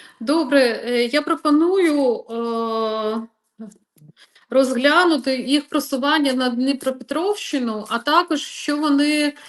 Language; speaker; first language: Ukrainian; non-native, local second language; Russian